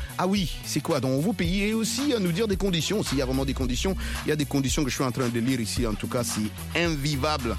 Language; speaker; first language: French; non-native, local second language; Lingala